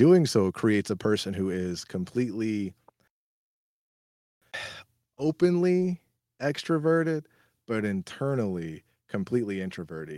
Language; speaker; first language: English; native; English